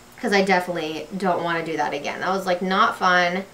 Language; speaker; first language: English; native; English